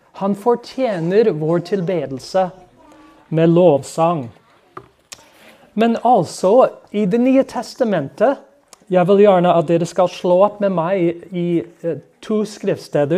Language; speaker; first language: Norwegian; non-native, fluent; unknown